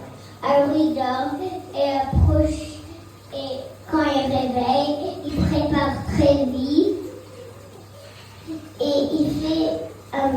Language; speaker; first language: French; early bilingual, heritage; French